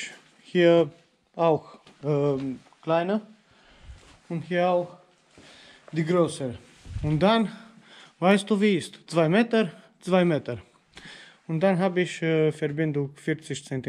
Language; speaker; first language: German; non-native, learner; Romanian